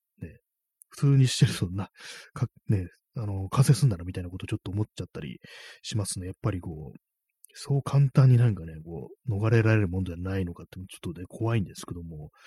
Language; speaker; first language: Japanese; native; Japanese